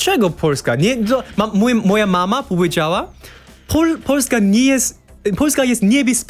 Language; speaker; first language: Polish; non-native, learner; Korean